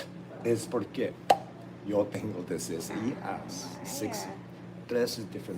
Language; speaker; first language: Spanish; non-native, learner; English